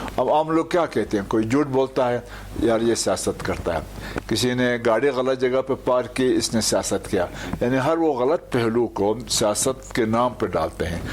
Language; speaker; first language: Urdu; non-native, local second language; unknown